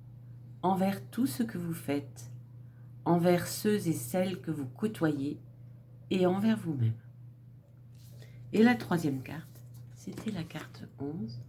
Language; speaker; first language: French; native; French